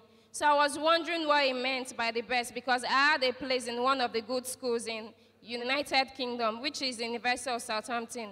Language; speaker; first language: English; non-native, local second language; Yoruba